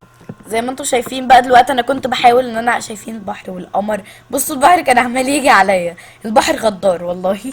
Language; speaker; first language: Arabic; native; Arabic